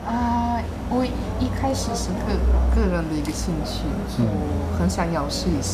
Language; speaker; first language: Chinese; non-native, fluent; Russian